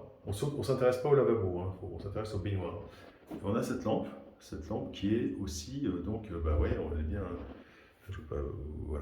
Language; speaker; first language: French; native; French